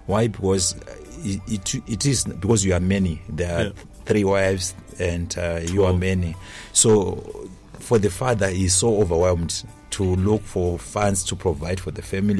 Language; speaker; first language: English; non-native, local second language; Shona